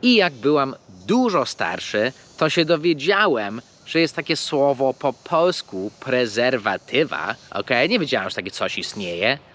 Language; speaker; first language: Polish; early bilingual, heritage; English